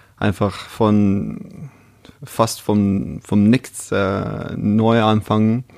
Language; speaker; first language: German; non-native, fluent; Russian